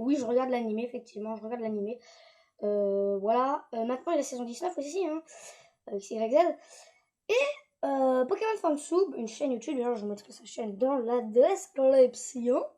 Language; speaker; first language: French; native; French